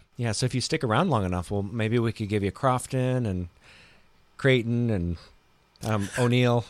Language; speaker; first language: English; native; English